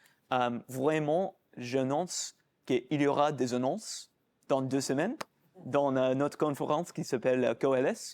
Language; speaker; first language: French; non-native, fluent; English